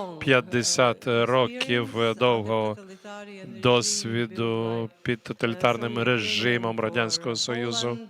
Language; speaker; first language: Ukrainian; non-native, fluent; Latvian